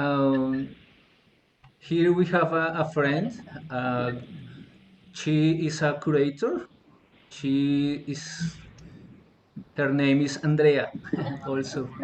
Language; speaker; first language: English; non-native, fluent; Spanish